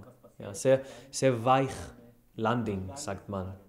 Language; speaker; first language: German; non-native, learner; Hebrew